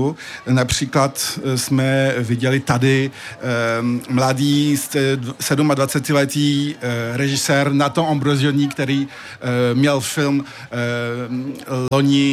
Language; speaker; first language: Czech; early bilingual, heritage; French